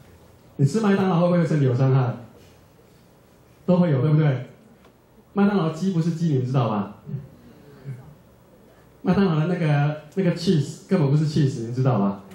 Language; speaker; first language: Chinese; native; Chinese